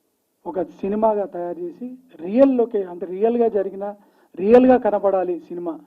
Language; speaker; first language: Telugu; native; Telugu